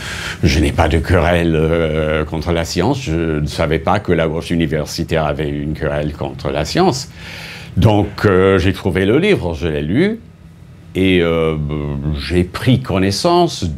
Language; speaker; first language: French; non-native, fluent; English